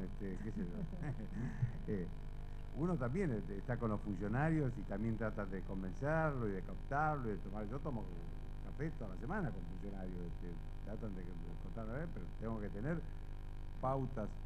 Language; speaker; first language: Spanish; native; Spanish